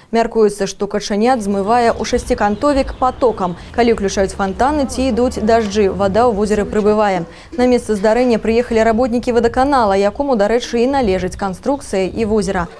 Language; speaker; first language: Belarusian; native; Belarusian